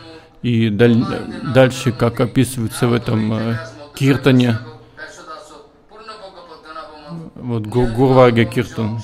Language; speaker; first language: Russian; native; Russian